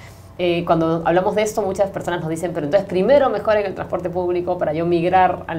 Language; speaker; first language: Spanish; native; Spanish